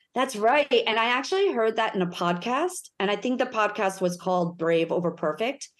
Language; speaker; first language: English; native; English